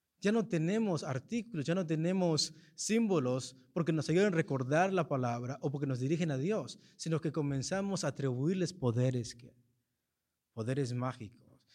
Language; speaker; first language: Spanish; early bilingual, heritage; Spanish